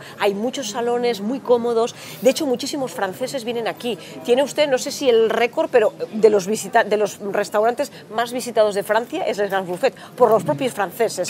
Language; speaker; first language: Spanish; native; Spanish